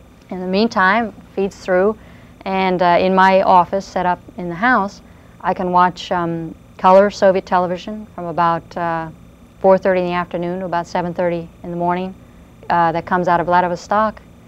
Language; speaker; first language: English; native; English